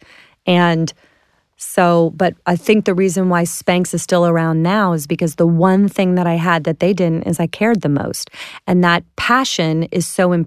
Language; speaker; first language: English; native; English